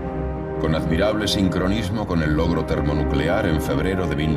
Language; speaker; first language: Spanish; native; Spanish